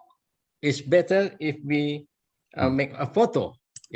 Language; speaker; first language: English; non-native, learner; Indonesian